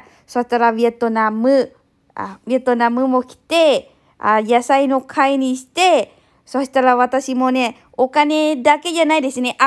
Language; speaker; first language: Japanese; non-native, learner; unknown